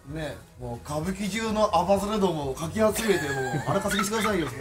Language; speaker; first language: Japanese; native; Japanese